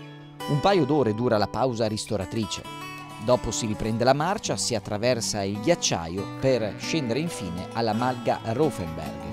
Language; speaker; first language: Italian; native; Italian